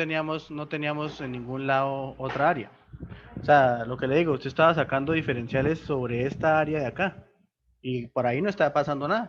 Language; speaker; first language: Spanish; native; Spanish